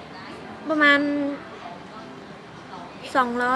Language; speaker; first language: Thai; non-native, learner; Khmer